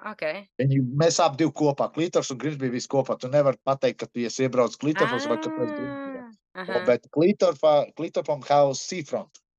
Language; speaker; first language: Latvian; early bilingual, heritage; Latvian